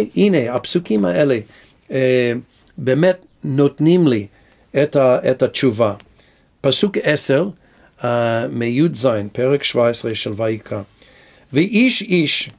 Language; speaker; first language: Hebrew; non-native, fluent; English